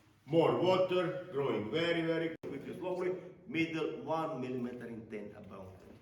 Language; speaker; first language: English; non-native, learner; Croatian